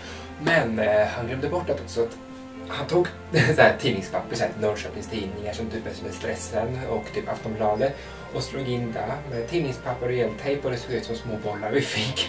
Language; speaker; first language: Swedish; native; Swedish